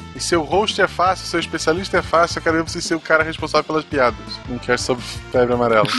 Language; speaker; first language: Portuguese; native; Portuguese